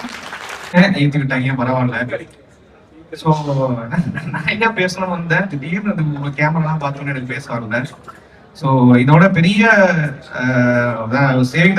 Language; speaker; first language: Tamil; native; Tamil